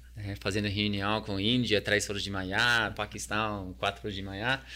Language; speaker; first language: Portuguese; non-native, fluent; English